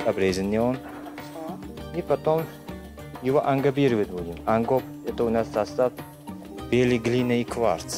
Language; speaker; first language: Russian; non-native, learner; Uzbek